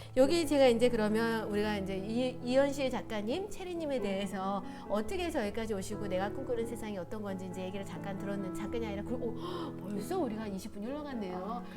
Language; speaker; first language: Korean; native; Korean